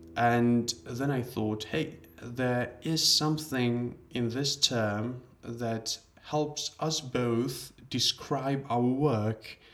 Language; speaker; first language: English; non-native, fluent; Georgian